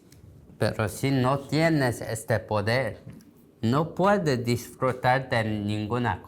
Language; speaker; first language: Spanish; non-native, learner; Korean